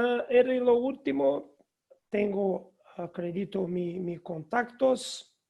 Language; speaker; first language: Spanish; non-native, learner; Portuguese